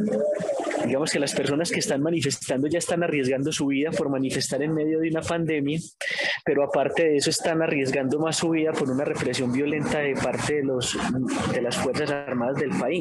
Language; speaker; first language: Spanish; native; Spanish